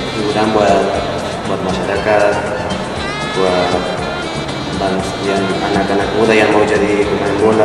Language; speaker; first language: Indonesian; non-native, fluent; Spanish